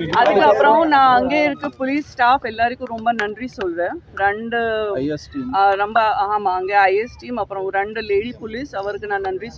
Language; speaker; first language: Tamil; non-native, learner; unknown